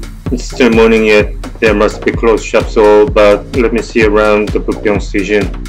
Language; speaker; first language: English; non-native, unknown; Korean